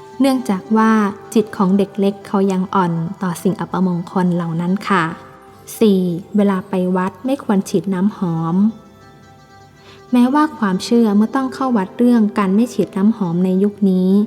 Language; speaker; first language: Thai; native; Thai